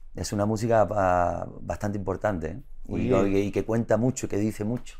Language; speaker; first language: Spanish; native; Spanish